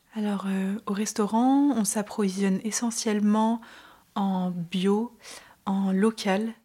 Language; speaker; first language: French; native; French